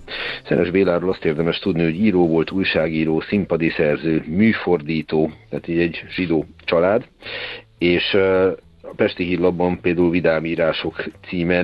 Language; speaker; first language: Hungarian; native; Hungarian